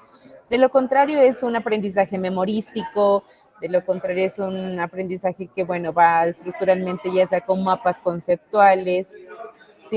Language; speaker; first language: Spanish; native; Spanish